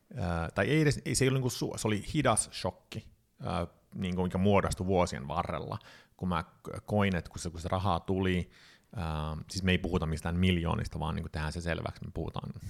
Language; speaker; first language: Finnish; early bilingual, heritage; Finnish